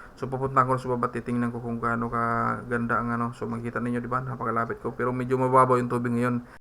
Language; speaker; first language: Filipino; non-native, local second language; Waray